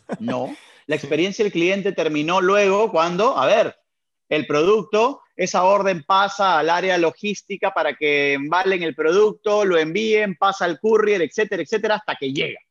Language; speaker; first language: Spanish; native; Spanish